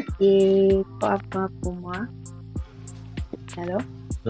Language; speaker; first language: French; non-native, learner; Yoruba